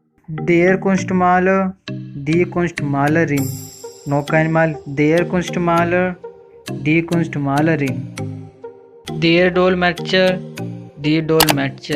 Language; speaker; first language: German; non-native, learner; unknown